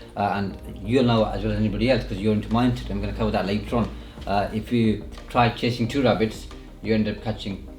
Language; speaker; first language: English; native; English